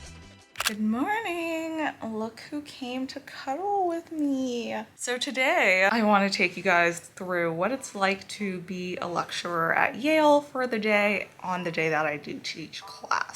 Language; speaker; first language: English; early bilingual, other home language; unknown